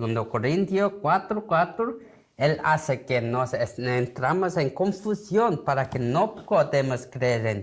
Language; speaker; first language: Spanish; non-native, learner; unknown